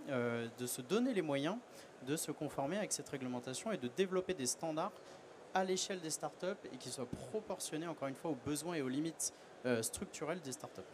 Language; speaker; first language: French; native; French